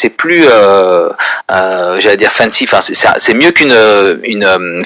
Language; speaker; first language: French; native; French